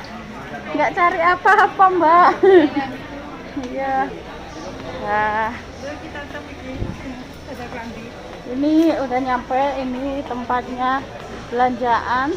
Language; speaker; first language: Indonesian; non-native, local second language; Javanese